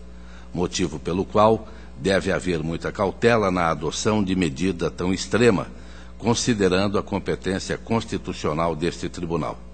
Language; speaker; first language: Portuguese; native; Portuguese